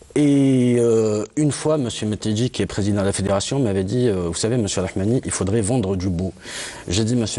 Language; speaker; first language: French; non-native, local second language; Arabic